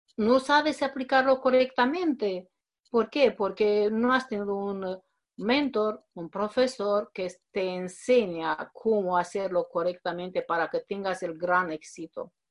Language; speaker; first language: Spanish; non-native, fluent; Romanian